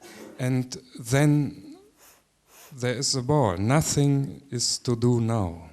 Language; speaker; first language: English; non-native, learner; German